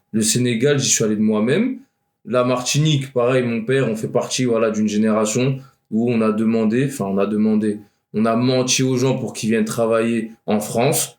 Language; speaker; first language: French; native; French